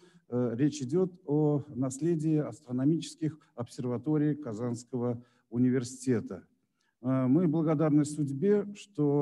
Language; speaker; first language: Russian; native; Russian